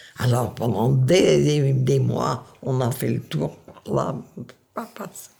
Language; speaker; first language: French; non-native, local second language; Dutch